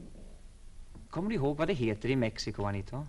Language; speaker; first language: Swedish; non-native, fluent; English